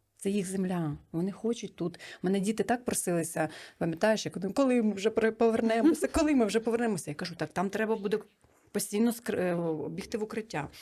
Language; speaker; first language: Ukrainian; native; Ukrainian